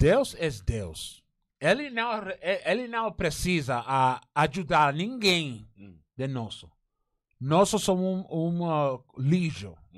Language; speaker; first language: Portuguese; non-native, learner; Spanish